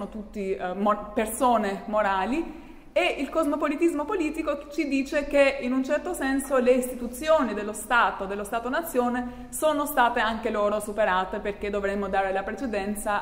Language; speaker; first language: Italian; non-native, fluent; Albanian